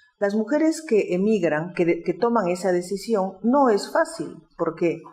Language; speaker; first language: Spanish; native; Spanish